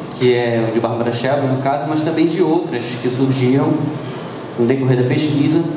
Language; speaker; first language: Portuguese; native; Portuguese